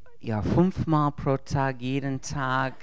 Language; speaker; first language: German; non-native, learner; English